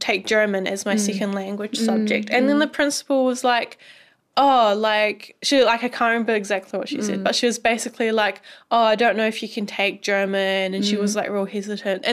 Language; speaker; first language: English; native; English